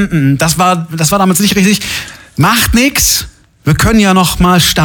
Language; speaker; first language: German; native; German